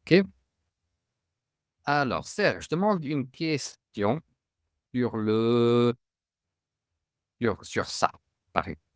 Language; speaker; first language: French; non-native, fluent; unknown